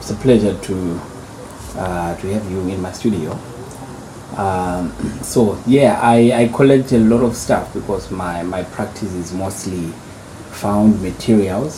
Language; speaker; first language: English; non-native, local second language; Shona